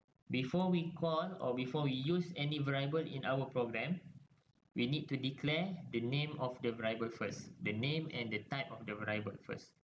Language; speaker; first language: English; non-native, local second language; Malay